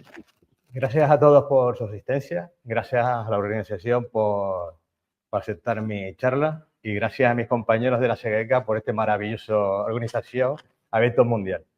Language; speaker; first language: Spanish; native; Spanish